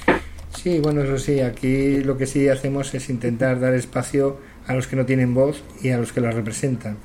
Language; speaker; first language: Spanish; native; Spanish